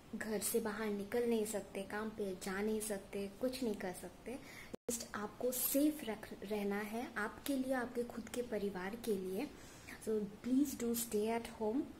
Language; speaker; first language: Hindi; non-native, local second language; Assamese